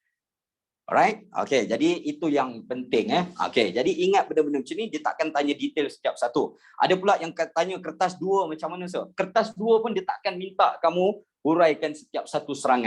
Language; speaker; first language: Malay; native; Malay